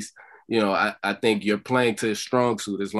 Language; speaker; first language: English; native; English